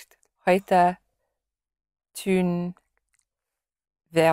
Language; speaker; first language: German; non-native, learner; English